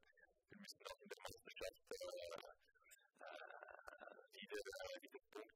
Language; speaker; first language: German; non-native, local second language; Italian